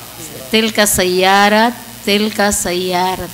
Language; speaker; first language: Arabic; non-native, learner; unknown